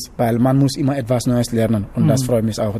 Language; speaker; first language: German; non-native, learner; Wolof